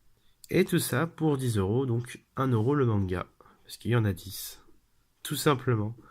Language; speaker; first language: French; native; French